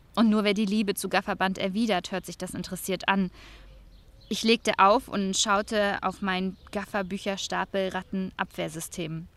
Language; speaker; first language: German; native; German